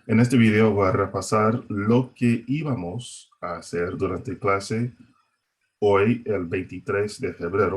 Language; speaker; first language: Spanish; non-native, fluent; English